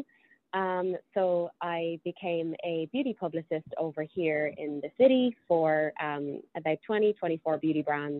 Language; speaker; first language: English; native; English